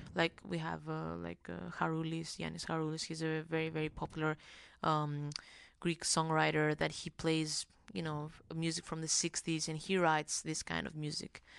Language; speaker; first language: English; non-native, fluent; Greek